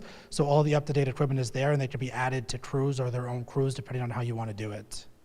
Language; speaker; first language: English; native; English